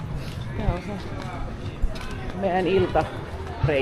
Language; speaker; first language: Finnish; native; Finnish